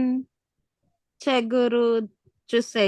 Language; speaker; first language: Korean; non-native, learner; Filipino